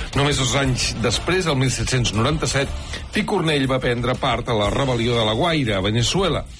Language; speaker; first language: Catalan; native; Catalan